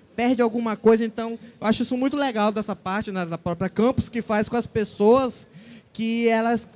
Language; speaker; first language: Portuguese; native; Portuguese